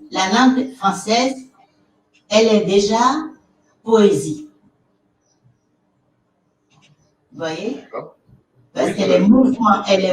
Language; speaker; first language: French; non-native, local second language; Fon